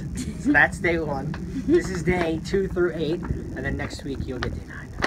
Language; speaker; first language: English; native; English